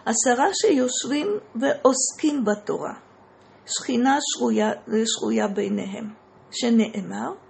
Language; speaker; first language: Hebrew; non-native, fluent; Russian